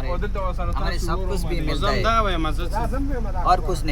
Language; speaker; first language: Hindi; non-native, learner; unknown